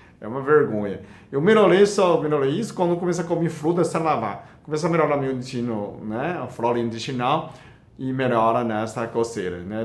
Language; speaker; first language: Portuguese; non-native, fluent; Chinese